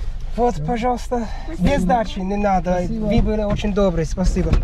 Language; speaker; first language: Russian; non-native, learner; English